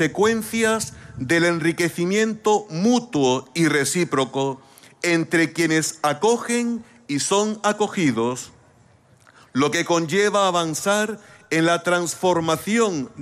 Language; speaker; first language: Spanish; native; Spanish